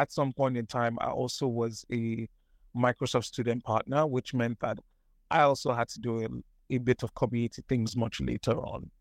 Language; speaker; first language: English; non-native, local second language; Yoruba